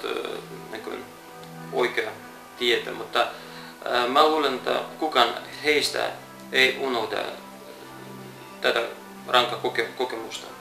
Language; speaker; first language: Finnish; non-native, fluent; Russian